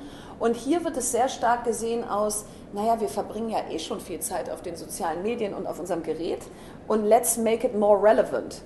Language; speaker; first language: German; native; German